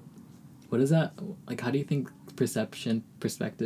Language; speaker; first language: English; early bilingual, other home language; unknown